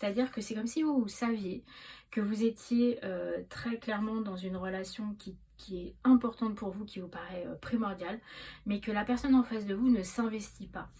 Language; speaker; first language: French; native; French